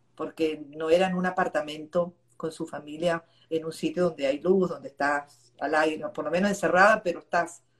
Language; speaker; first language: Spanish; native; Spanish